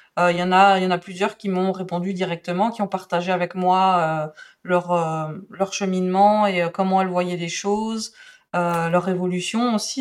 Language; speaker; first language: French; native; French